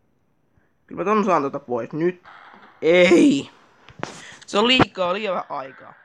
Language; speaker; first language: Finnish; native; Finnish